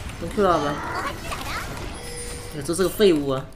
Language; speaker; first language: Chinese; native; Chinese